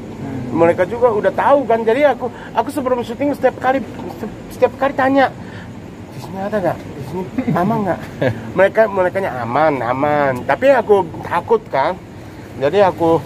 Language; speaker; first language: Indonesian; non-native, learner; Japanese